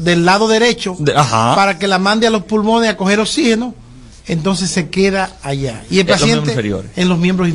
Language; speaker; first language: Spanish; native; Spanish